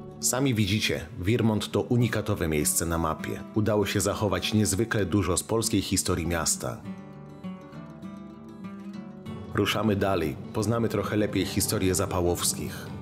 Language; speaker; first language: Polish; native; Polish